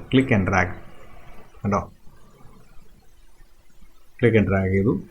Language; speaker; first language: Malayalam; native; Malayalam